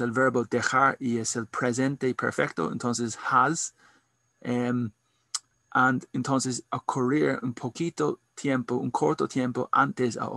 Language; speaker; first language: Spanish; non-native, learner; English